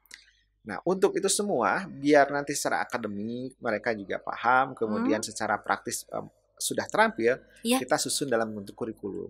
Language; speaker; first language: Indonesian; native; Indonesian